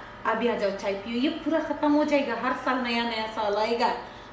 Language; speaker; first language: Hindi; non-native, local second language; Pashto